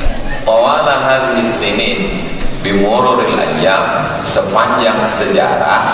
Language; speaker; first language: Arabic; non-native, fluent; Indonesian